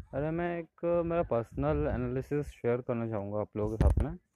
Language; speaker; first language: Hindi; native; Hindi